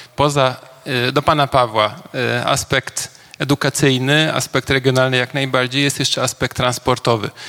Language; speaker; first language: Polish; non-native, fluent; Hungarian